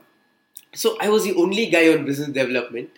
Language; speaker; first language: English; non-native, local second language; Tamil